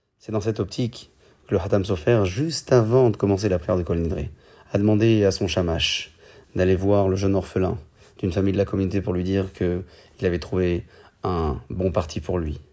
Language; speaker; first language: French; native; French